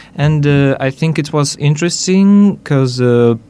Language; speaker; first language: English; non-native, learner; Hungarian